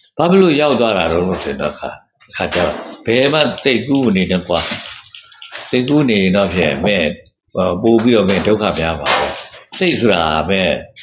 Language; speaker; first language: Burmese; native; Burmese